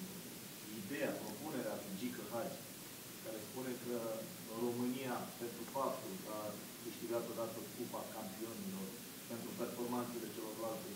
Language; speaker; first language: Romanian; native; Romanian